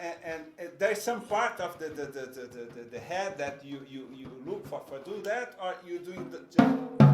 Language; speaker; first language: English; non-native, fluent; Portuguese